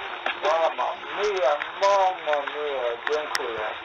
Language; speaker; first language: Polish; non-native, learner; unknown